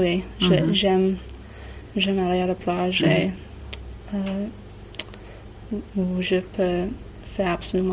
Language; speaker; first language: French; non-native, learner; English